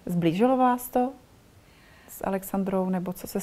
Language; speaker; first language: Czech; native; Czech